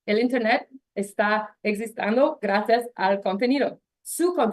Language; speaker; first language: Spanish; non-native, learner; French